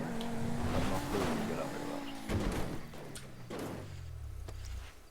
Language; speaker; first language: Icelandic; native; Icelandic